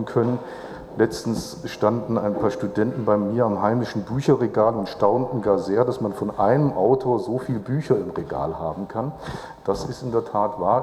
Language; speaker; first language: German; native; German